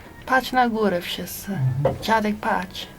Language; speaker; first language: Polish; early bilingual, heritage; English